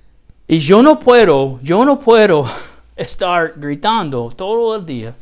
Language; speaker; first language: Spanish; non-native, learner; English